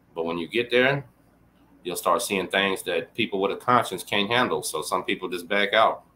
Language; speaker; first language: English; native; English